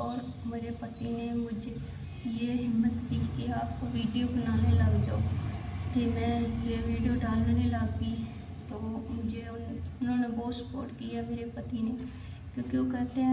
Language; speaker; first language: Hindi; native; Hindi